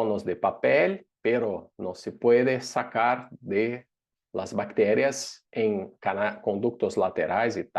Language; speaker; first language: Spanish; non-native, fluent; Portuguese